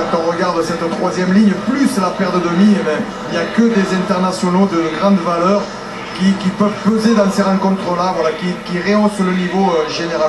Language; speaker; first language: French; native; French